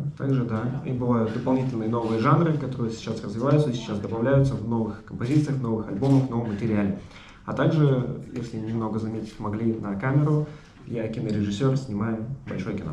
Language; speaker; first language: Russian; native; Russian